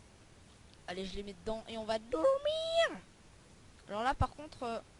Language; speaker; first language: French; native; French